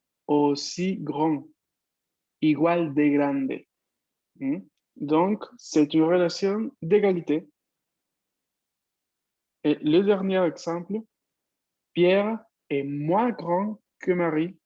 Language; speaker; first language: French; non-native, fluent; Spanish